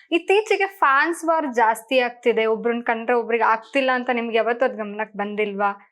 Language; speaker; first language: Kannada; native; Kannada